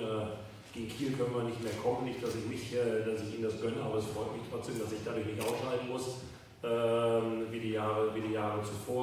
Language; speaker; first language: German; native; German